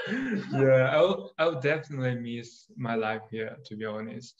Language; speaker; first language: English; non-native, fluent; Chinese